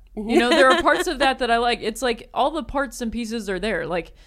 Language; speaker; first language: English; native; English